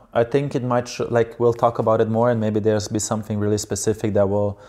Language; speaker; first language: English; non-native, fluent; Slovenian